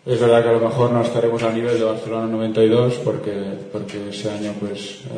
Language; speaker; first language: Spanish; non-native, local second language; Catalan